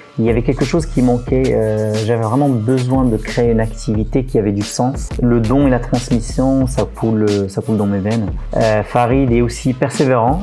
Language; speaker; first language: French; non-native, local second language; Arabic